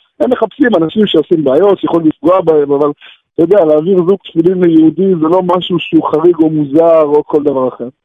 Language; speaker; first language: Hebrew; native; Hebrew